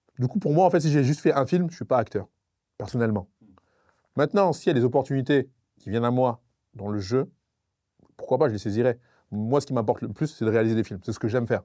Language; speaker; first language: French; non-native, local second language; Sango